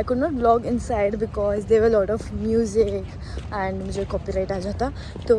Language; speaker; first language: English; non-native, local second language; Hindi